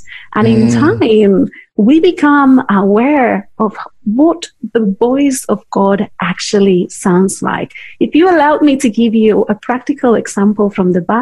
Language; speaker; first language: English; non-native, fluent; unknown